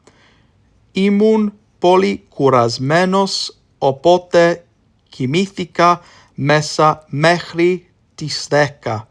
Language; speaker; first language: Greek; non-native, learner; English